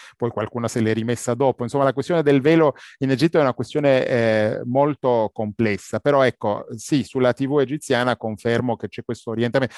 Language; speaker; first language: Italian; non-native, fluent; Arabic